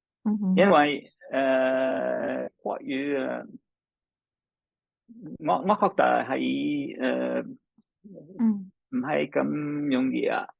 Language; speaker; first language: Chinese; non-native, fluent; English